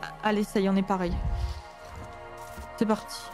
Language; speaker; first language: French; native; French